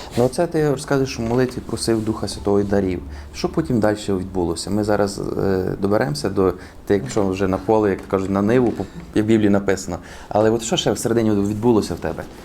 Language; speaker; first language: Ukrainian; native; Ukrainian